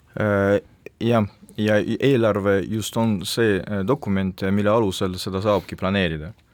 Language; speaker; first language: Estonian; non-native, local second language; Russian